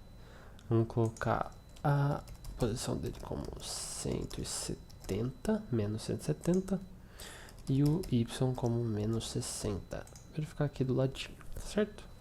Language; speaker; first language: Portuguese; native; Portuguese